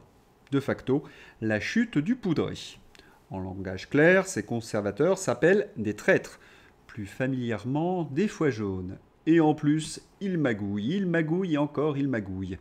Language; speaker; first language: French; native; French